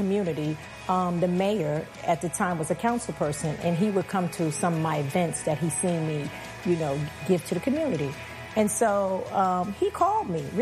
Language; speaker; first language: English; non-native, fluent; Spanish